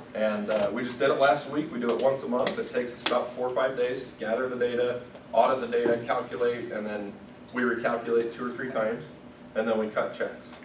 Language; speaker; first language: English; native; English